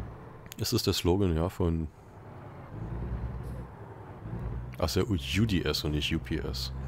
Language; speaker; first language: German; native; German